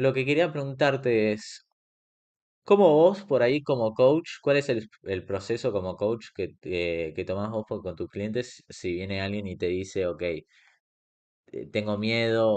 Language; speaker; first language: Spanish; native; Spanish